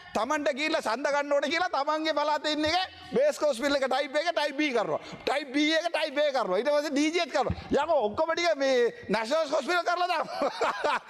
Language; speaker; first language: Sinhala; non-native, local second language; Tamil